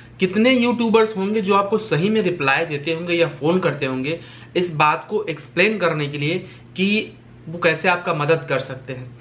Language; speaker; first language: Hindi; native; Hindi